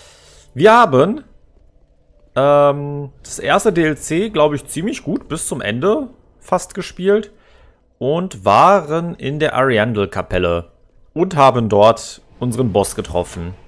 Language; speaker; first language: German; native; German